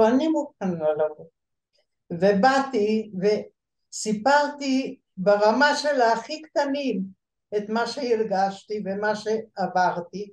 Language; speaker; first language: Hebrew; early bilingual, other home language; Bulgarian